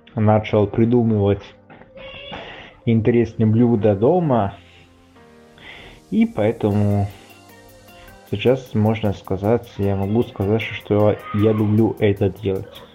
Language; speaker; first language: Russian; non-native, fluent; Italian